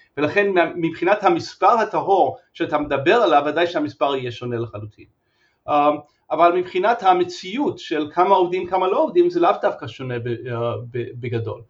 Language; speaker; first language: Hebrew; non-native, fluent; English